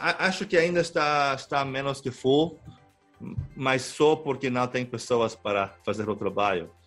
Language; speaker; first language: Portuguese; non-native, fluent; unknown